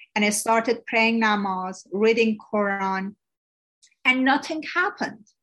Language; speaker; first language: English; non-native, fluent; Persian